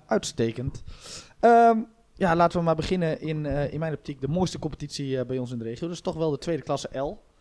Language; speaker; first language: Dutch; native; Dutch